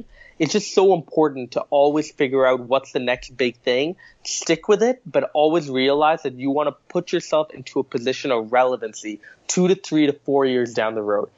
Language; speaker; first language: English; native; English